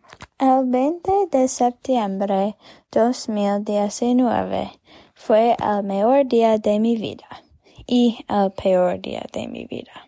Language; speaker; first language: Spanish; non-native, learner; English